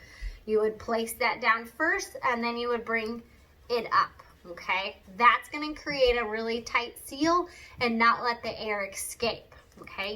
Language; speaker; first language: English; native; English